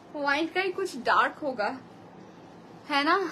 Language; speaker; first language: Hindi; non-native, local second language; Bangla